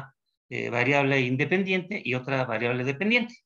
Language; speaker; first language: Spanish; native; Spanish